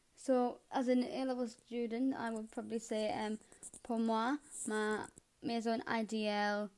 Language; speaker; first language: French; non-native, learner; English